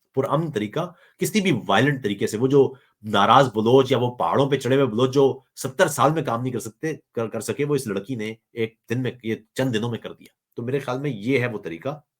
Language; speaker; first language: Urdu; non-native, local second language; Punjabi